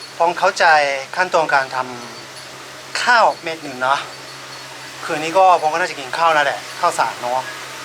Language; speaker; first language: Thai; non-native, fluent; Japanese